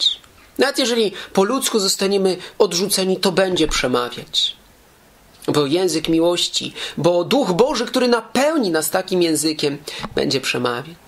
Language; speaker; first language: Polish; native; Polish